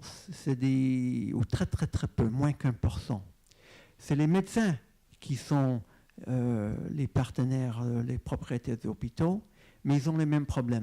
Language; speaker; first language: French; non-native, fluent; English